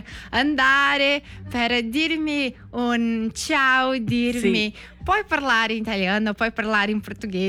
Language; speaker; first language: Italian; non-native, learner; Portuguese